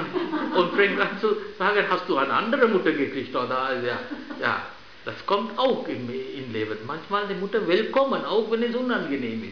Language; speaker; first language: German; non-native, fluent; Sinhala